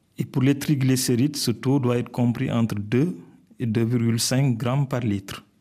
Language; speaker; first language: French; non-native, local second language; Wolof